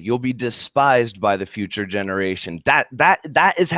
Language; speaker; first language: English; native; English